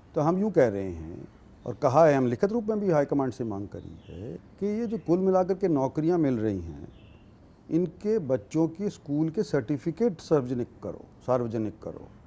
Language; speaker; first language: Hindi; native; Hindi